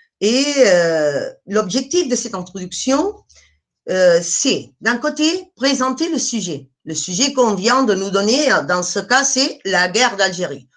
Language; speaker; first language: French; non-native, fluent; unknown